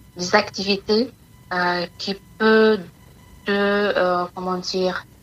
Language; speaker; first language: French; non-native, fluent; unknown